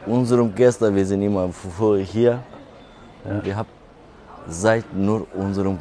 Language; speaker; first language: German; non-native, learner; Turkish